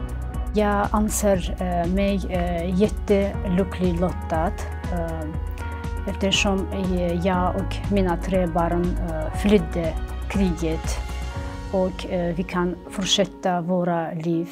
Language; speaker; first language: Swedish; non-native, learner; Ukrainian